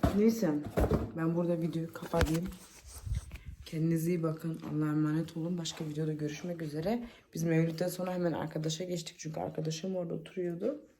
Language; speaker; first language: Turkish; early bilingual, heritage; Turkish